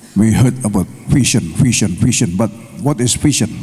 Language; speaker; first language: English; non-native, fluent; Indonesian